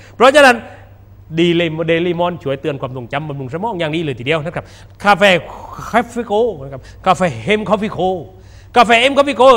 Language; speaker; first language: Thai; non-native, local second language; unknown